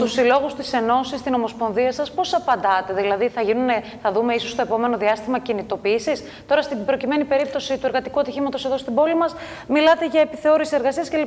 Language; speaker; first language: Greek; native; Greek